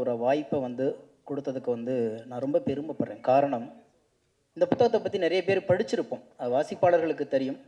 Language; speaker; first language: Tamil; native; Tamil